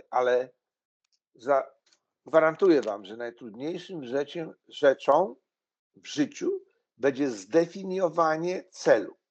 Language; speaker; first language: Polish; native; Polish